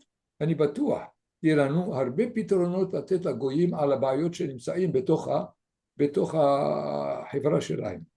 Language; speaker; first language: Hebrew; non-native, fluent; French